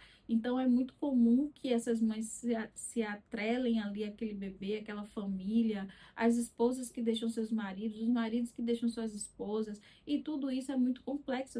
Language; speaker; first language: Portuguese; native; Portuguese